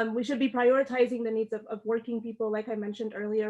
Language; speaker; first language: English; early bilingual, other home language; Amharic